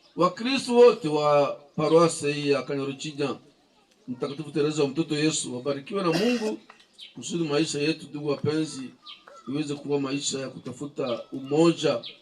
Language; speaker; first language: Swahili; native; Swahili